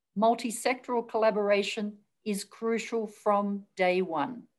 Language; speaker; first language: English; native; English